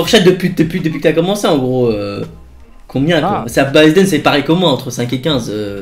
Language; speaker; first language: French; native; French